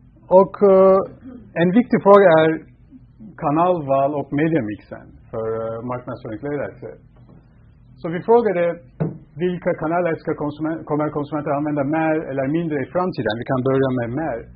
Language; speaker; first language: Swedish; non-native, fluent; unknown